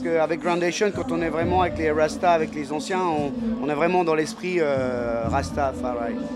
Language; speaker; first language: French; native; French